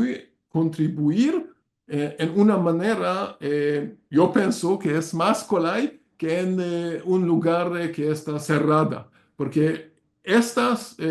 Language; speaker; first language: Spanish; non-native, learner; Hungarian